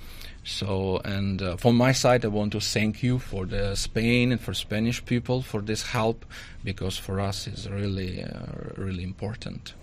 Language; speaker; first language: English; non-native, learner; Russian